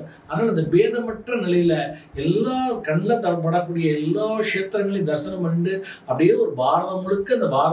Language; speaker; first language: Tamil; native; Tamil